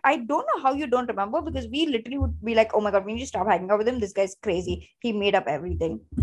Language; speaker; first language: English; non-native, local second language; Hindi